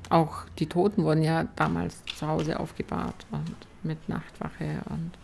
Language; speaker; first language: German; early bilingual, other home language; Romanian